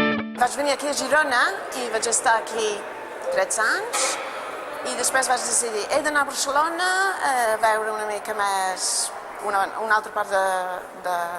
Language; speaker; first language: Catalan; non-native, fluent; English